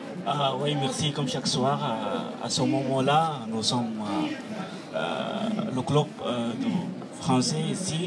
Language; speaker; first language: French; non-native, fluent; Arabic